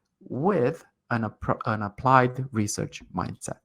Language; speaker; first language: English; non-native, fluent; Romanian